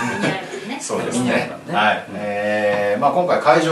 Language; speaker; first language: Japanese; native; Japanese